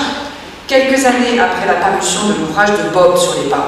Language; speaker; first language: French; native; French